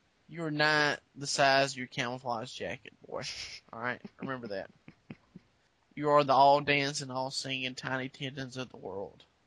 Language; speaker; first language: English; native; English